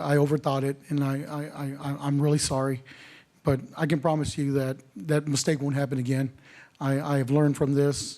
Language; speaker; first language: English; native; English